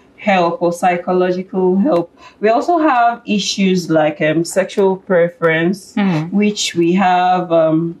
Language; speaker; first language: English; non-native, local second language; Yoruba